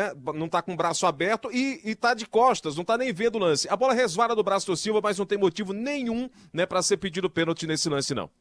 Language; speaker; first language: Portuguese; native; Portuguese